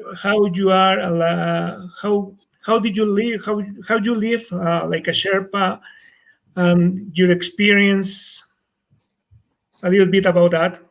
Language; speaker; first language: English; non-native, fluent; Spanish